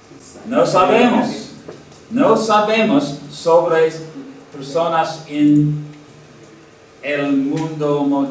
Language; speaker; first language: Spanish; non-native, learner; English